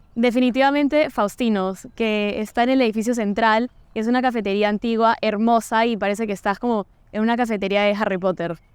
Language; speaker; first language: Spanish; non-native, fluent; Portuguese